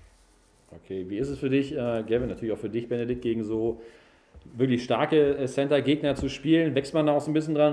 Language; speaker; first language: German; native; German